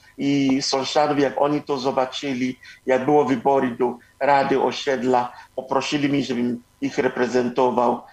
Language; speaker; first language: Polish; non-native, fluent; Igbo